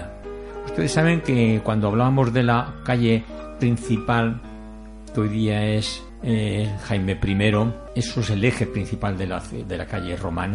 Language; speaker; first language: Spanish; native; Spanish